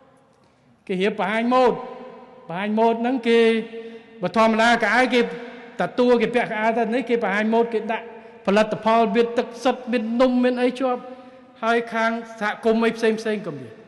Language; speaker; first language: Khmer; native; Khmer